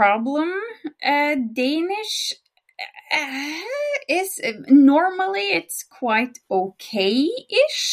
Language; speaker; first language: English; non-native, fluent; Norwegian